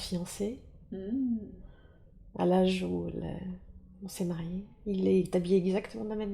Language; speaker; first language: French; native; French